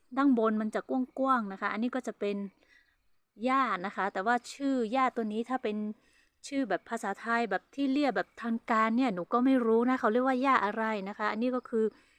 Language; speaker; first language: Thai; non-native, local second language; Hmong